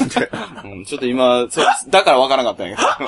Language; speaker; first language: Japanese; native; Japanese